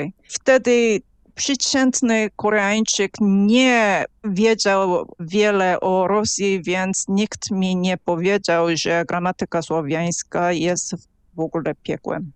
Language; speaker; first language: Polish; non-native, fluent; Korean